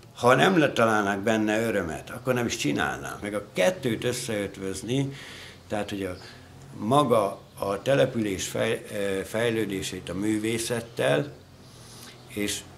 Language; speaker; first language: Hungarian; native; Hungarian